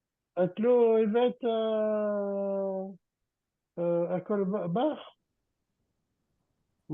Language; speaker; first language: Hebrew; non-native, learner; French